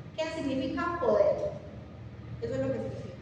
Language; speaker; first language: Spanish; non-native, fluent; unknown